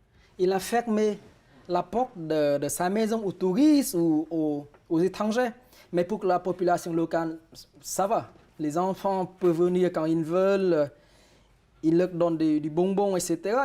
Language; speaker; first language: French; non-native, fluent; Vietnamese